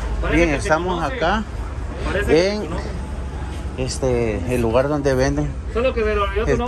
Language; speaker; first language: Spanish; native; Spanish